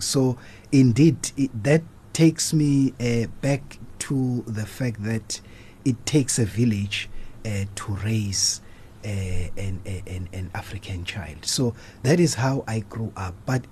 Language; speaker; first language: English; non-native, local second language; Zulu